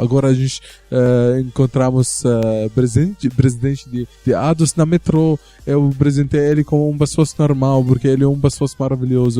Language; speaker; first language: Portuguese; non-native, learner; Arabic